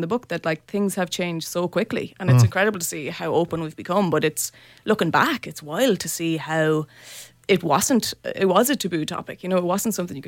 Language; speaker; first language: English; native; English